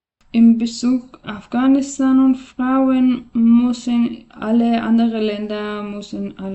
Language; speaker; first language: German; non-native, fluent; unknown